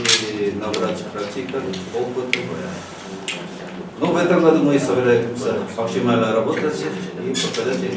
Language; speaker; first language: Russian; non-native, learner; Korean